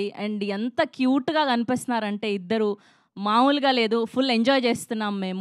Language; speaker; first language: Telugu; native; Telugu